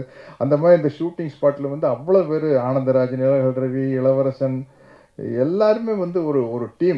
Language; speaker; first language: Tamil; native; Tamil